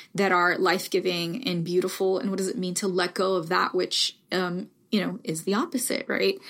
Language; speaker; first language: English; early bilingual, other home language; Spanish